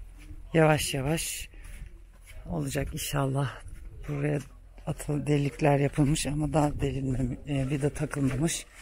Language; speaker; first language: Turkish; early bilingual, heritage; Turkish